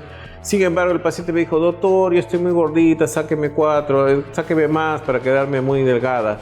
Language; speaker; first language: Spanish; native; Spanish